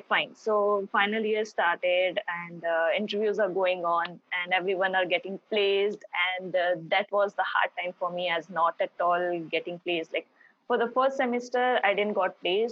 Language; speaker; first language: English; non-native, local second language; Hindi